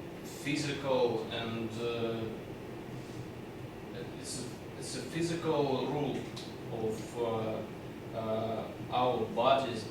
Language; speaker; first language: English; non-native, learner; Russian